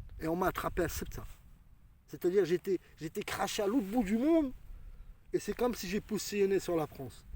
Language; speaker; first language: French; early bilingual, other home language; Arabic